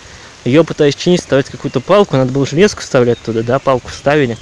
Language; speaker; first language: Russian; native; Russian